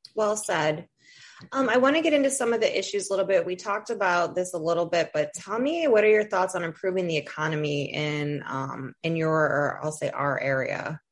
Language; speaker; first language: English; native; English